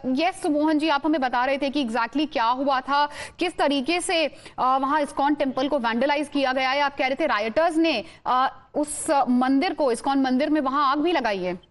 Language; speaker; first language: Hindi; native; Hindi